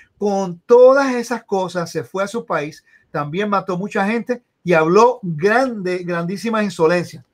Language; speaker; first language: Spanish; early bilingual, heritage; Spanish